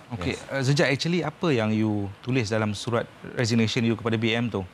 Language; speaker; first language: Malay; native; Malay